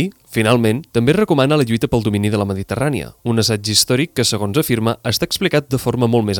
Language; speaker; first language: Catalan; native; Catalan